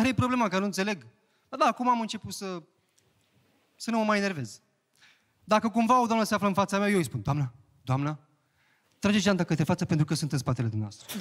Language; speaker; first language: Romanian; native; Romanian